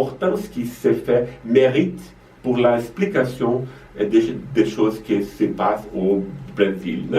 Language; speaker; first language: French; non-native, fluent; Portuguese